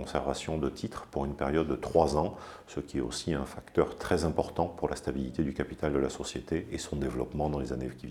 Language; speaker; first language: French; native; French